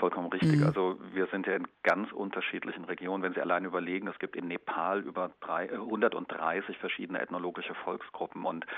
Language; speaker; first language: German; native; German